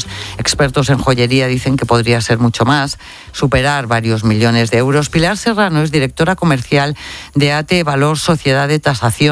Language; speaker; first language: Spanish; native; Spanish